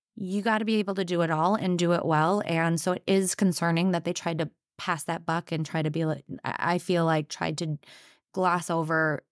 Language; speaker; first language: English; native; English